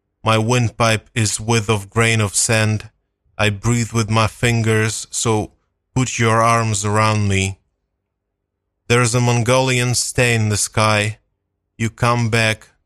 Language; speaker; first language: English; non-native, fluent; Ukrainian